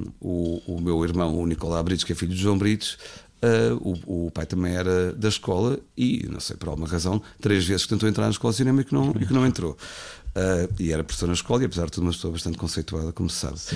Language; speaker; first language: Portuguese; native; Portuguese